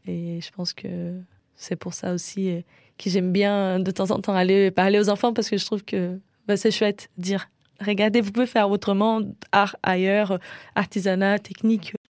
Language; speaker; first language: French; non-native, fluent; Portuguese